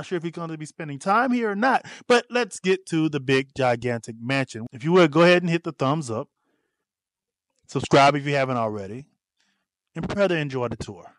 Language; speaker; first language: English; native; English